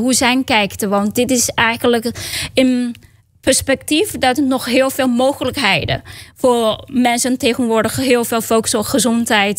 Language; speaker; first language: Dutch; non-native, fluent; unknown